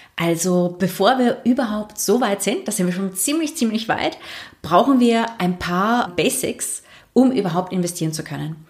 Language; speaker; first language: German; native; German